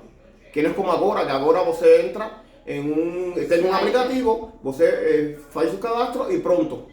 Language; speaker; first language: Portuguese; non-native, learner; Spanish